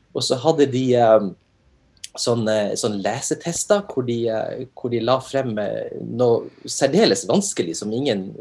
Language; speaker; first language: Norwegian; native; Norwegian